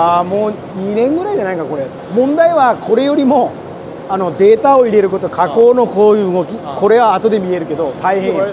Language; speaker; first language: Japanese; non-native, local second language; Chinese